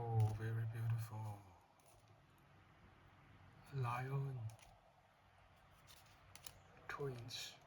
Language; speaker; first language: English; non-native, learner; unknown